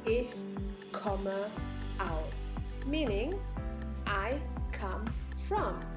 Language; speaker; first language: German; non-native, fluent; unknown